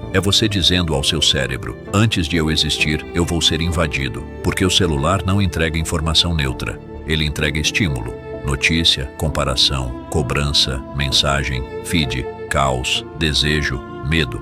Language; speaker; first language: Portuguese; native; Portuguese